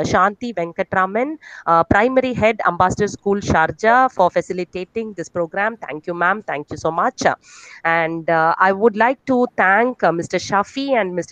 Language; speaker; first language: English; non-native, local second language; Tamil